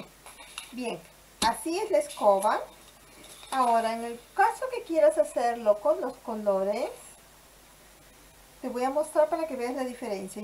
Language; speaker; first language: Spanish; native; Spanish